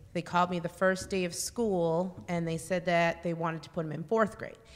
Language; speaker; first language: English; native; English